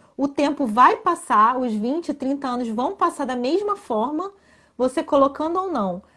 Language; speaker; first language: Portuguese; native; Portuguese